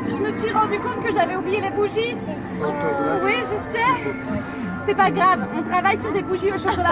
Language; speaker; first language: French; native; French